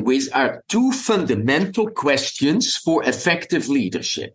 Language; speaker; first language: English; non-native, fluent; Dutch